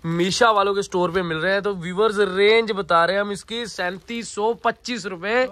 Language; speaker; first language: Hindi; non-native, local second language; Punjabi